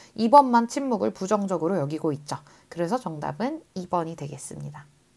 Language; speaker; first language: Korean; native; Korean